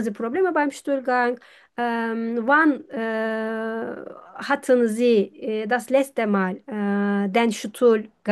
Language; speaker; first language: German; non-native, fluent; Turkish